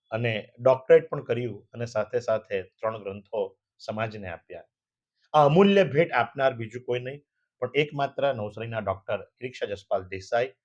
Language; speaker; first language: Gujarati; native; Gujarati